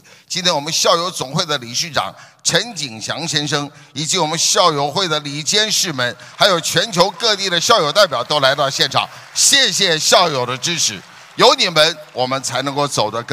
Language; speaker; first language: Chinese; native; Chinese